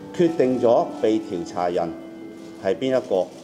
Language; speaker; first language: Cantonese; native; Cantonese